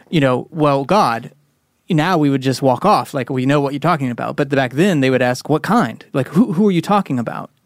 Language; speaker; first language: English; native; English